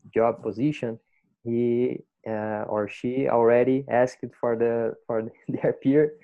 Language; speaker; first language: English; non-native, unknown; Portuguese